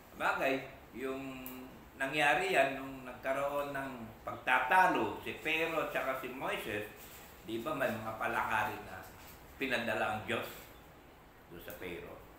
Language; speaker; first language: Filipino; non-native, local second language; Iloko